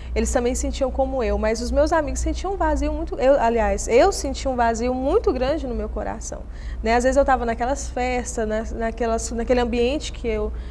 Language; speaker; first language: Portuguese; native; Portuguese